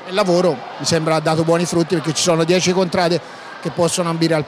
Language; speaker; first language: Italian; native; Italian